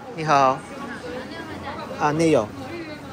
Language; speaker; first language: Japanese; native; Japanese